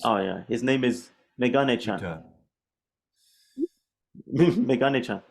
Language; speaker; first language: English; native; English